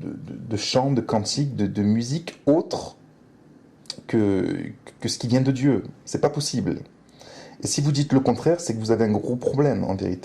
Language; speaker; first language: French; native; French